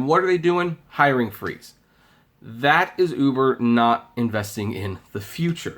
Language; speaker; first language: English; native; English